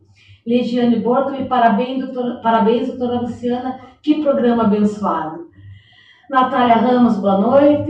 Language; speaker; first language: Portuguese; native; Portuguese